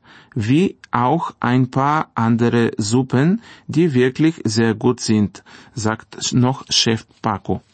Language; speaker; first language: German; non-native, fluent; Bulgarian